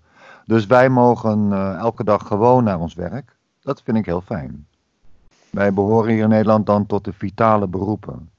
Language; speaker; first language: Dutch; native; Dutch